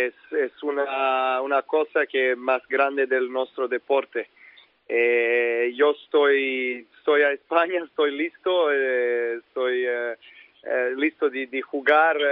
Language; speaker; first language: Spanish; non-native, learner; Serbian